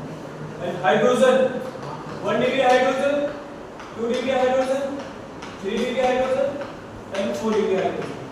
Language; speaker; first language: English; non-native, local second language; Hindi